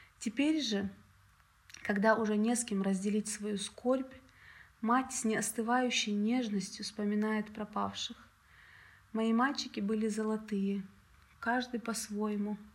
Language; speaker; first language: Russian; native; Russian